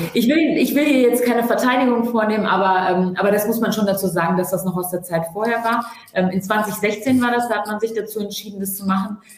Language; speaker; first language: German; early bilingual, other home language; Turkish